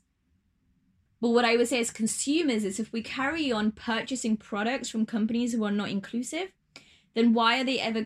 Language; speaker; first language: English; native; English